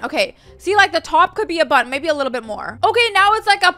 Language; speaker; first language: English; native; English